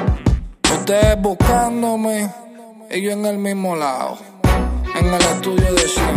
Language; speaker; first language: Spanish; native; Spanish